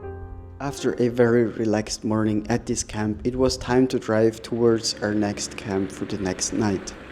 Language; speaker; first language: English; non-native, fluent; German